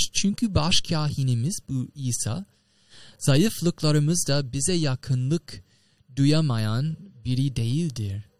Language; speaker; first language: Turkish; non-native, fluent; English